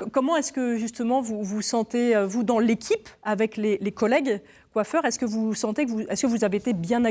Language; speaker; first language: French; native; French